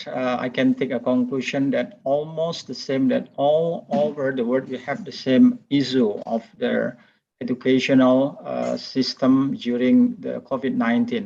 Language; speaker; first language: English; non-native, fluent; Indonesian